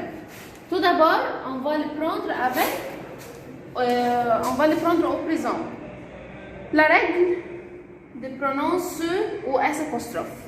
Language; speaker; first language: French; non-native, fluent; Arabic